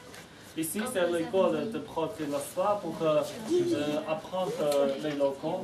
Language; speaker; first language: French; non-native, fluent; Chinese